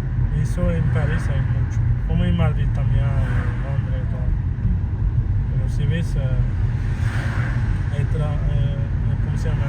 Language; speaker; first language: Spanish; non-native, fluent; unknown